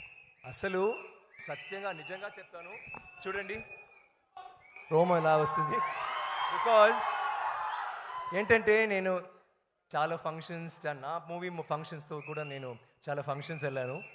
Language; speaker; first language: Telugu; non-native, learner; Tamil